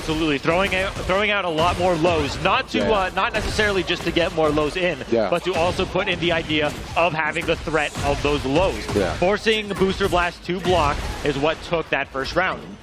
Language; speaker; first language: English; native; English